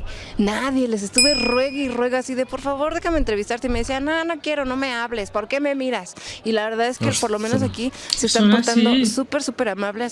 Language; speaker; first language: Spanish; native; Spanish